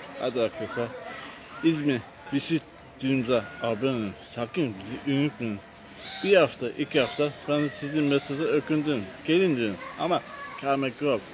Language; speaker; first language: Turkish; non-native, learner; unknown